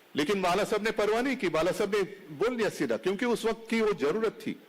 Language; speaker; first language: Hindi; non-native, local second language; Marathi